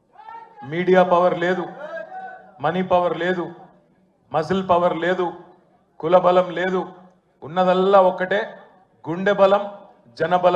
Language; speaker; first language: Telugu; native; Telugu